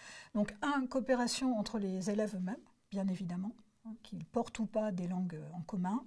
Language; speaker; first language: French; native; French